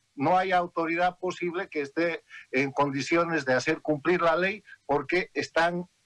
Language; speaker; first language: Spanish; native; Spanish